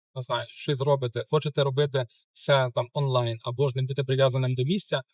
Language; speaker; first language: Ukrainian; native; Ukrainian